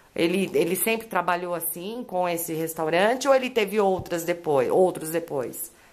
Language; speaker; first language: Portuguese; native; Portuguese